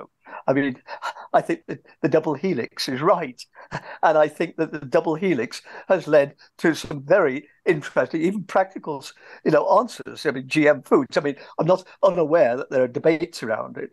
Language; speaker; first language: English; native; English